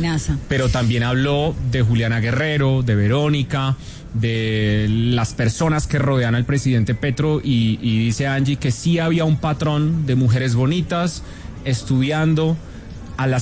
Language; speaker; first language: Spanish; native; Spanish